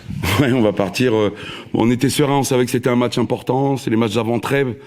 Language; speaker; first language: French; native; French